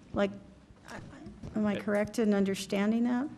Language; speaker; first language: English; native; English